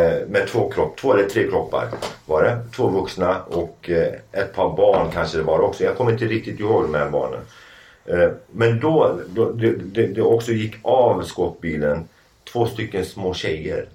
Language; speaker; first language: Swedish; non-native, fluent; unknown